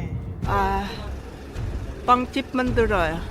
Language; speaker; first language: Korean; non-native, learner; Lao